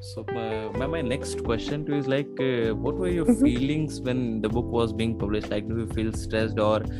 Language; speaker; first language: English; non-native, local second language; Hindi